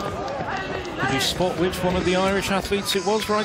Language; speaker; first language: English; native; English